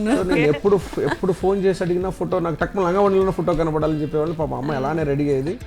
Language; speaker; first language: Telugu; native; Telugu